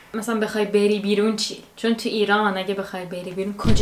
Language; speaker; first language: Persian; native; Persian